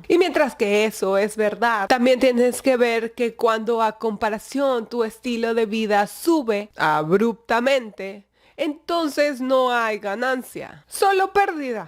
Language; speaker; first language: Spanish; native; Spanish